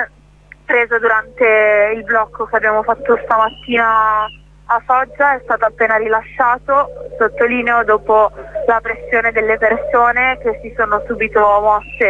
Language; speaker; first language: Italian; native; Italian